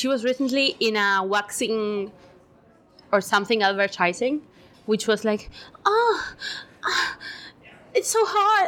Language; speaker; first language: English; non-native, fluent; Spanish